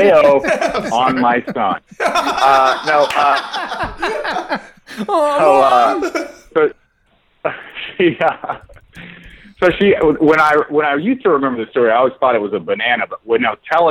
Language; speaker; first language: English; native; English